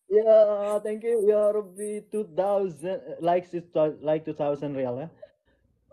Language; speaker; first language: English; non-native, learner; Indonesian